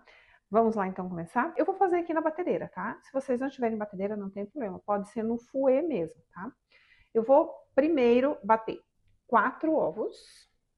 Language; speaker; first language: Portuguese; native; Portuguese